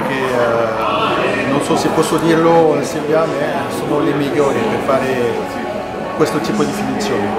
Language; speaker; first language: Italian; non-native, fluent; French